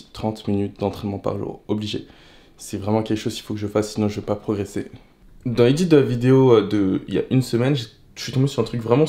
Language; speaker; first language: French; native; French